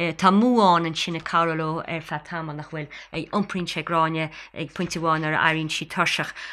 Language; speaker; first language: Irish; native; Irish